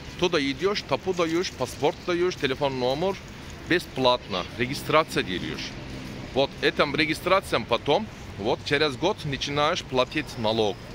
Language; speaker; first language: Russian; non-native, learner; Turkish